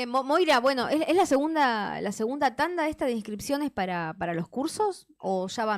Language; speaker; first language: Spanish; native; Spanish